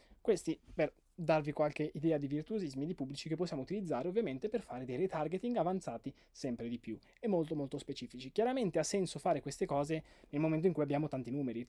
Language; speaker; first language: Italian; native; Italian